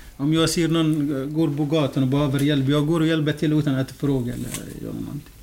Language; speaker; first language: Swedish; non-native, fluent; Arabic